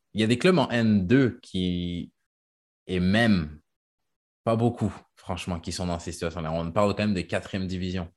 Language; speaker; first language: French; native; French